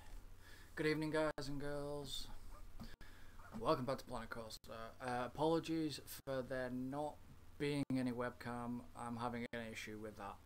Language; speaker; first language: English; native; English